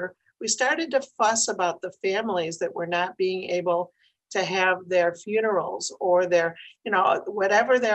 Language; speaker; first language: English; native; English